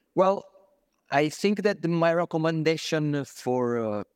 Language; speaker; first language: English; non-native, fluent; Italian